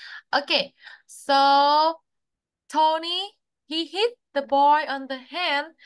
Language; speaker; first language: English; non-native, fluent; Vietnamese